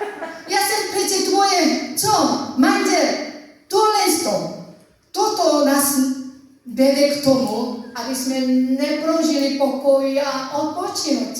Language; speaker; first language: Czech; non-native, learner; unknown